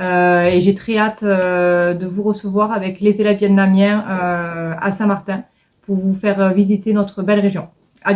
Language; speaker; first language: French; native; French